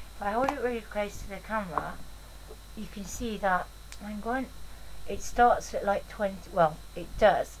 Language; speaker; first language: English; native; English